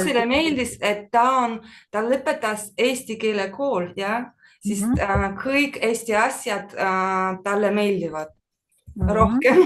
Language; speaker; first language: Estonian; non-native, learner; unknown